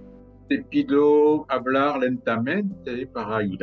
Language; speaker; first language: Spanish; non-native, fluent; French